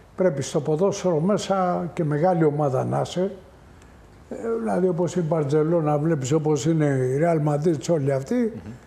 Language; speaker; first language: Greek; native; Greek